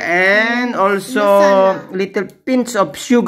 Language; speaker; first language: English; non-native, local second language; Filipino